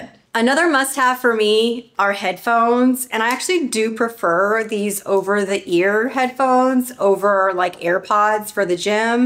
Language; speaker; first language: English; native; English